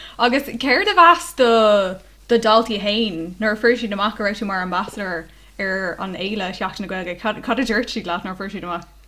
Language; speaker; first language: Irish; non-native, local second language; English